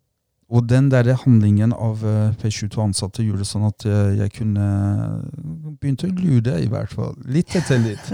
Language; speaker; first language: Norwegian; non-native, fluent; Persian